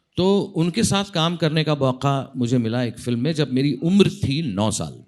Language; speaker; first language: Hindi; non-native, local second language; Marathi